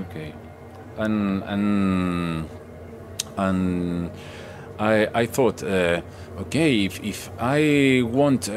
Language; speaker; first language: English; non-native, learner; Spanish